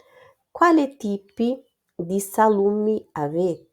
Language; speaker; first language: Italian; non-native, fluent; Portuguese